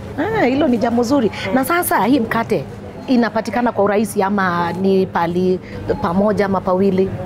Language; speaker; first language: Swahili; native; Swahili